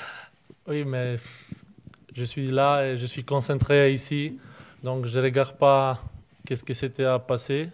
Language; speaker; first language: French; non-native, learner; Polish